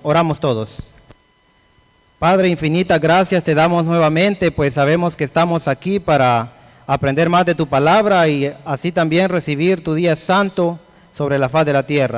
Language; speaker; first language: Spanish; native; Spanish